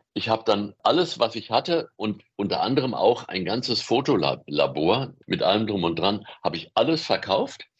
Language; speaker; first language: German; native; German